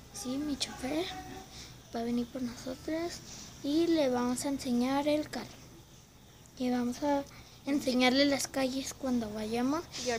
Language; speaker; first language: Spanish; native; Spanish